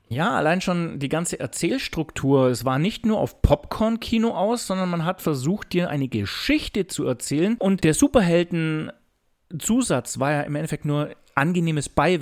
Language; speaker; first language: German; native; German